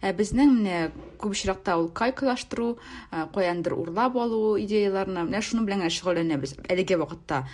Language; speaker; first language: Tatar; native; Tatar